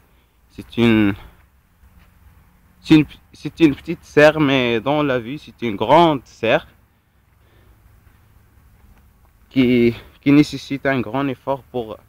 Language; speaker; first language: French; non-native, local second language; Arabic